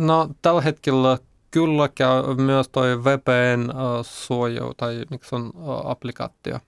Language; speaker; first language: Finnish; non-native, learner; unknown